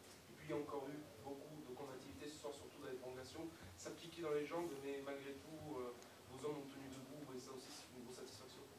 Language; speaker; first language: French; native; French